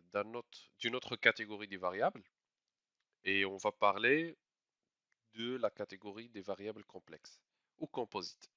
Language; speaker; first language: French; non-native, local second language; Arabic